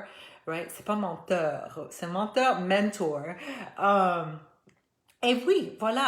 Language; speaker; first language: French; non-native, fluent; Spanish